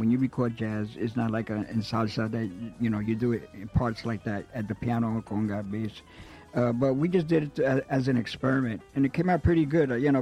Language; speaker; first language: English; native; English